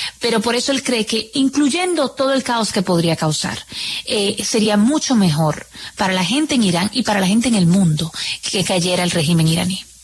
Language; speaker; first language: Spanish; native; Spanish